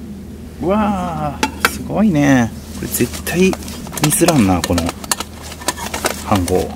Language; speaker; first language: Japanese; native; Japanese